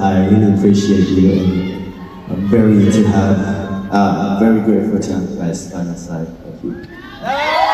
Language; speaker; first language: English; non-native, learner; Thai